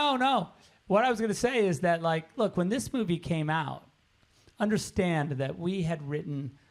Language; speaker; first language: English; native; English